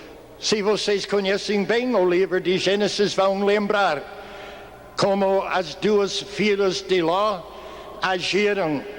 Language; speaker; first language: Portuguese; non-native, fluent; English